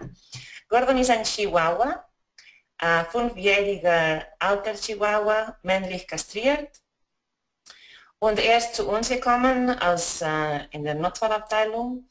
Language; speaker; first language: German; non-native, fluent; Spanish